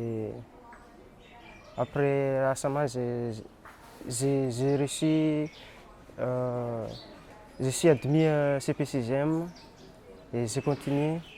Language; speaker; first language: French; non-native, local second language; Malagasy